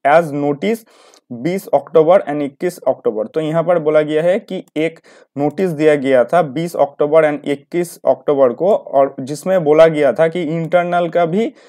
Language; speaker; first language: Hindi; non-native, local second language; Bangla